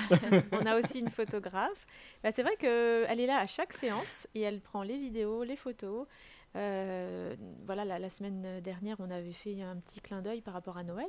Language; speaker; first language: French; native; French